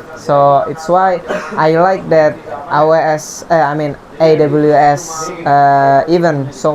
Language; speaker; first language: English; non-native, learner; Indonesian